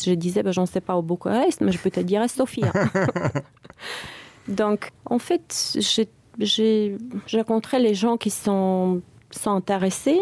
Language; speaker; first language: French; non-native, fluent; Bulgarian